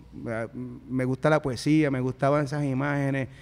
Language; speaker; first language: Spanish; native; Spanish